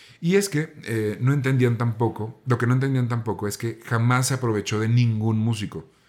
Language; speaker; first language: Spanish; native; Spanish